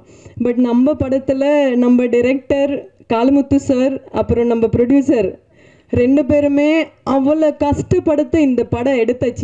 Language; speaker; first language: Tamil; non-native, fluent; Punjabi